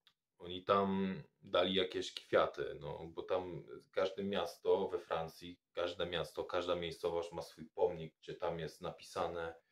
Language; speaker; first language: Polish; non-native, fluent; French